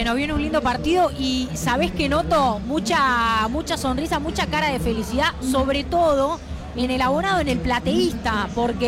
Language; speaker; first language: Spanish; native; Spanish